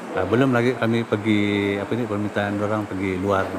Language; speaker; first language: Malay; non-native, local second language; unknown